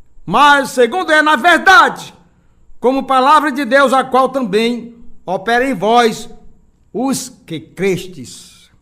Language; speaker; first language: Portuguese; native; Portuguese